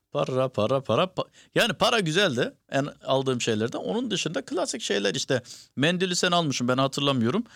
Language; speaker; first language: Turkish; native; Turkish